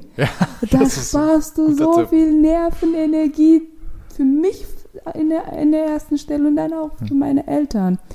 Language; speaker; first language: German; non-native, fluent; Russian